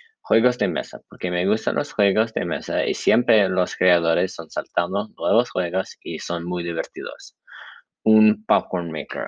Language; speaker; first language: Spanish; non-native, learner; English